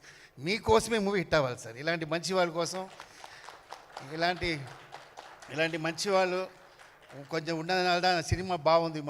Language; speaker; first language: Telugu; non-native, local second language; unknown